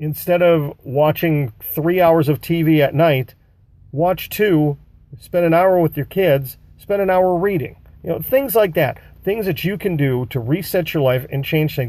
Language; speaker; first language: English; native; English